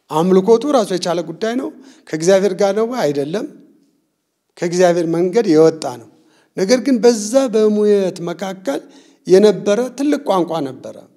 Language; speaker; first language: Amharic; non-native, local second language; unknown